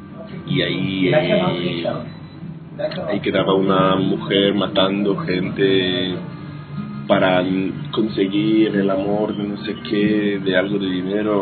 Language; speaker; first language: Spanish; non-native, fluent; Hebrew